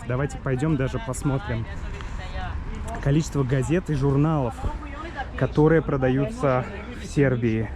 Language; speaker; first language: Russian; native; Russian